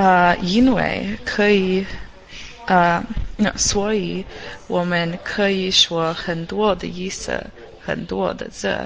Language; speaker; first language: Chinese; non-native, learner; English